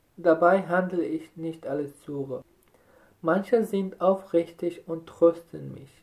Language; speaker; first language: German; non-native, fluent; Arabic